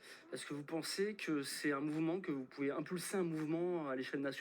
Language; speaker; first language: French; native; French